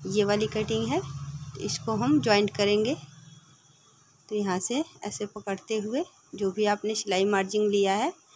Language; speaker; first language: Hindi; native; Hindi